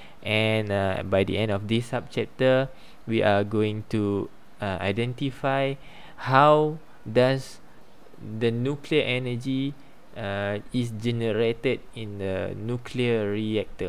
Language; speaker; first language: English; non-native, local second language; Malay